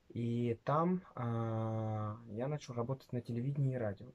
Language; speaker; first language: Russian; non-native, local second language; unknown